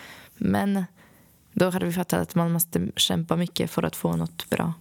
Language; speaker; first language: Swedish; non-native, fluent; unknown